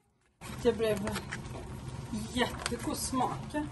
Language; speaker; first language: Swedish; non-native, fluent; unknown